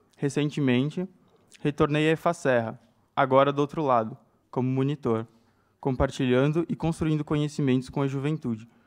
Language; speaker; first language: Portuguese; native; Portuguese